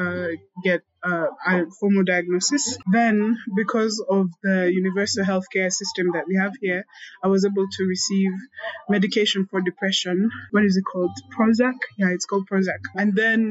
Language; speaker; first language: English; non-native, local second language; Kinyarwanda